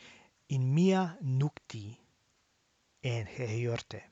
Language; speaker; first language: Greek; non-native, learner; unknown